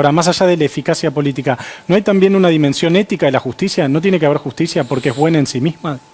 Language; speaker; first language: Spanish; native; Spanish